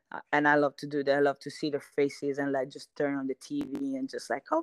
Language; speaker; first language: English; non-native, fluent; Italian